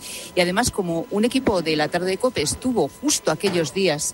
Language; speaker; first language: Spanish; native; Spanish